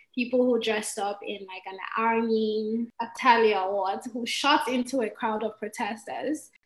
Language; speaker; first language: English; non-native, local second language; Igbo